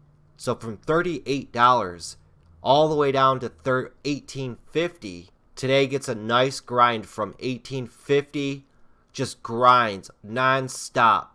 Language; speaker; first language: English; native; English